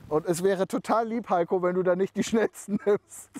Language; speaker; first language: German; native; German